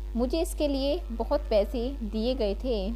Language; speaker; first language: Hindi; native; Hindi